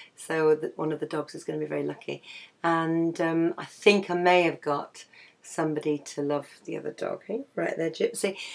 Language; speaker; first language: English; native; English